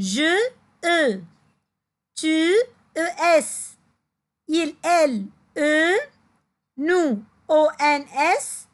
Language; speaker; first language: French; non-native, fluent; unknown